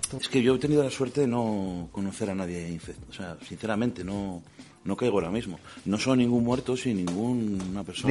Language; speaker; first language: Spanish; native; Spanish